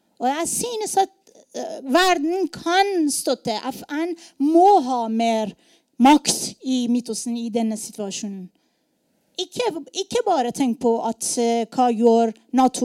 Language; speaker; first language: Norwegian; non-native, learner; Persian